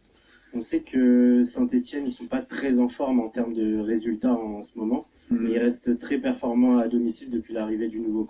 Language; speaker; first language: French; native; French